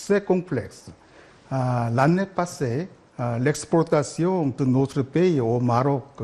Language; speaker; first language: French; non-native, learner; Korean